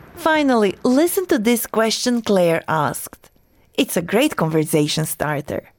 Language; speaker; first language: English; non-native, fluent; Croatian